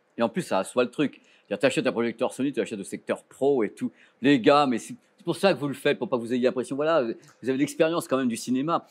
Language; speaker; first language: French; native; French